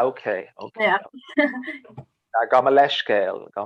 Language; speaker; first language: Irish; non-native, learner; English